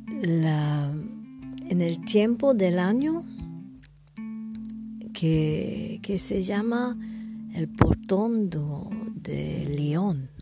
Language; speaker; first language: Spanish; non-native, learner; English